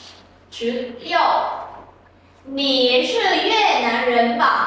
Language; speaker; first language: Chinese; non-native, fluent; Vietnamese